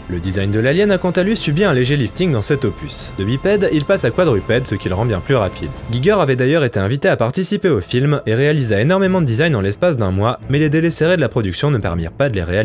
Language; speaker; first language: French; native; French